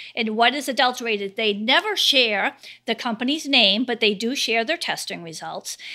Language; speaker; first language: English; native; English